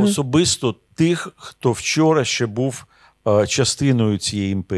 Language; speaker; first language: Ukrainian; non-native, local second language; Russian